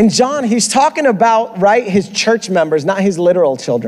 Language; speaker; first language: English; early bilingual, other home language; Spanish